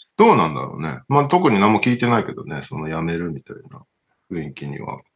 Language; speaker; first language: Japanese; early bilingual, heritage; Japanese